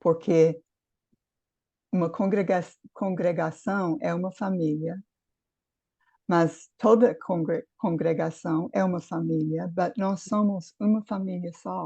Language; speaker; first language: Portuguese; non-native, fluent; English